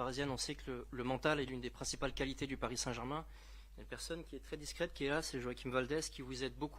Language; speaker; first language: French; native; French